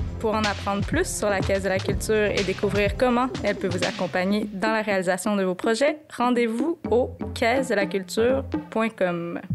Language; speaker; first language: French; native; French